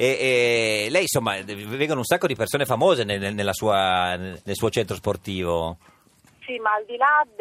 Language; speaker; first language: Italian; native; Italian